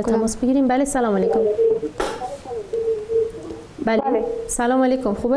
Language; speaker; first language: Persian; native; Persian